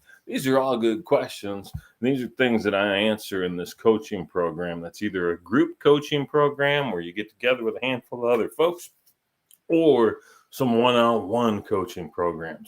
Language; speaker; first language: English; native; English